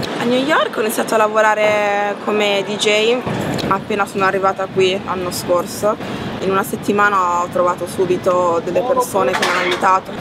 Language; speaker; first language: Italian; early bilingual, other home language; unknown